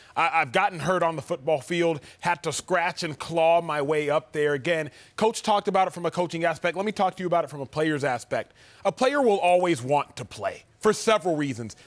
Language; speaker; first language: English; native; English